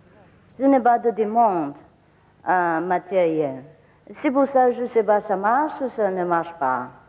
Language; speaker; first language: French; non-native, learner; Vietnamese